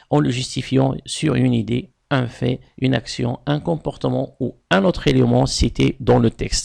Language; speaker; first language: French; non-native, local second language; Arabic